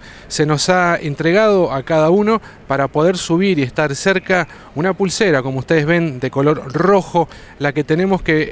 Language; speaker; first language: Spanish; native; Spanish